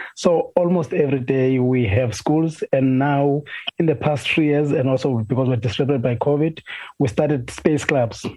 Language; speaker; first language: English; non-native, local second language; Xhosa